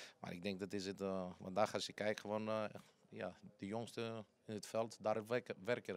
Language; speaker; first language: Dutch; non-native, fluent; Greek